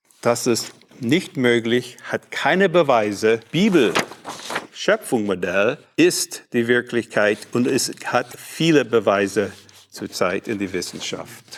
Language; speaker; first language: German; non-native, learner; English